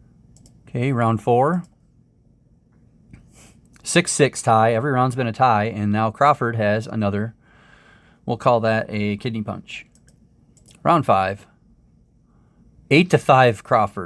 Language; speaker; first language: English; native; English